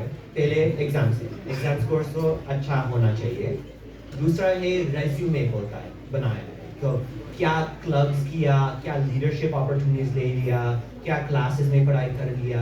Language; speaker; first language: Hindi; early bilingual, heritage; English